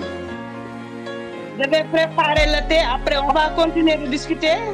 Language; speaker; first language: French; non-native, local second language; Wolof